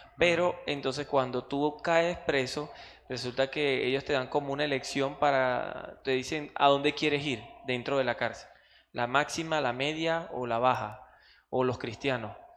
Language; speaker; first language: Spanish; native; Spanish